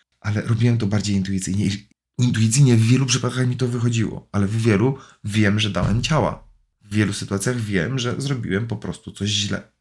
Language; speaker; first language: Polish; native; Polish